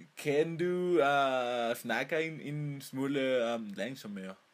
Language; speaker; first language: Danish; non-native, learner; Spanish